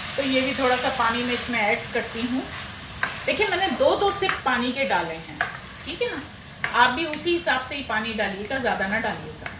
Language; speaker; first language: Urdu; native; Urdu